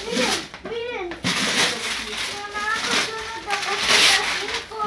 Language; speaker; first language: Spanish; native; Spanish